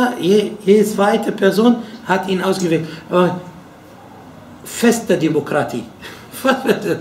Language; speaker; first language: German; non-native, fluent; Arabic